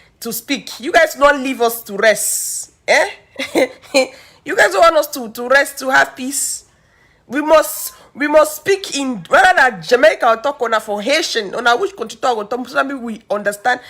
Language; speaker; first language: Nigerian Pidgin; native; Nigerian Pidgin